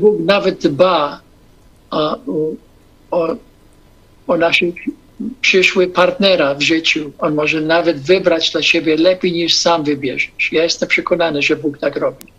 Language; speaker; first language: Polish; early bilingual, heritage; English